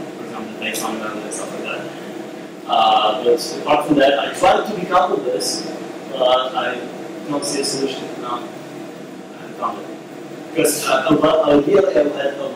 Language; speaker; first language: English; non-native, fluent; Ukrainian